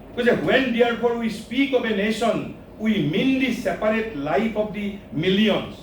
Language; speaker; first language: English; non-native, local second language; Assamese